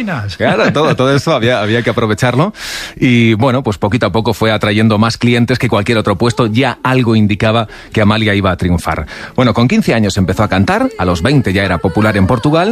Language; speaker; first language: Spanish; native; Spanish